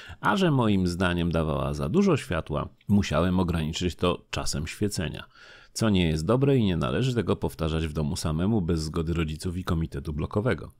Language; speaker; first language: Polish; native; Polish